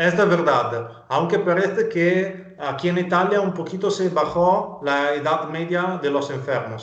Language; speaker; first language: Spanish; non-native, fluent; Italian